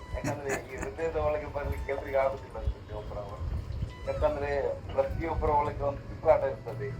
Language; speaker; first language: Kannada; non-native, local second language; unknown